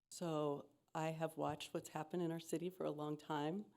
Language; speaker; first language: English; native; English